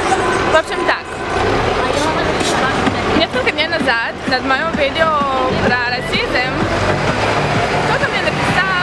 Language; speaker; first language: Russian; early bilingual, heritage; Russian